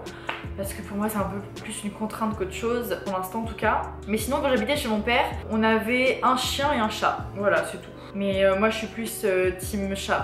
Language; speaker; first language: French; native; French